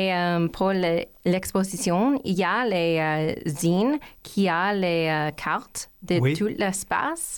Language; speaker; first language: French; non-native, learner; English